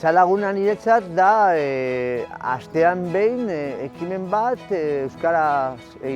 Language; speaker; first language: Basque; non-native, local second language; Spanish